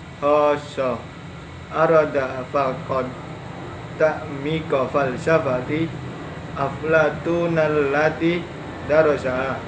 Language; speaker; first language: Arabic; non-native, learner; Indonesian